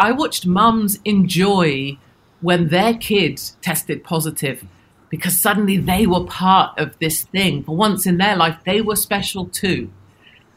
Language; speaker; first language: English; native; English